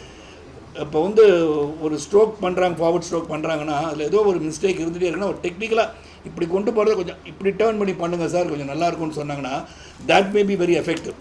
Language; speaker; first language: Tamil; native; Tamil